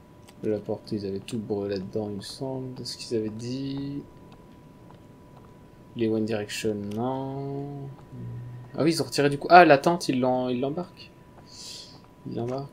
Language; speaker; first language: French; native; French